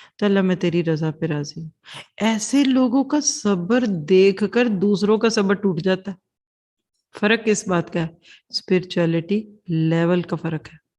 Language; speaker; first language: Urdu; non-native, local second language; Punjabi